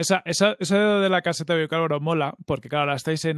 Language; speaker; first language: Spanish; native; Spanish